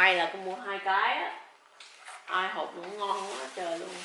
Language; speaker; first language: Vietnamese; early bilingual, heritage; English